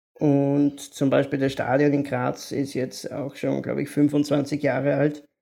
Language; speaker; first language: German; native; German